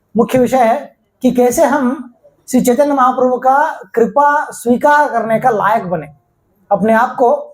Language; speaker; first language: Hindi; non-native, local second language; Kannada